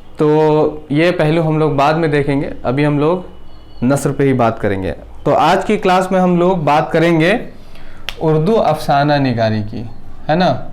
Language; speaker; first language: Urdu; native; Urdu